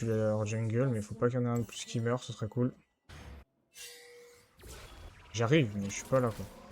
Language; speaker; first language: French; native; French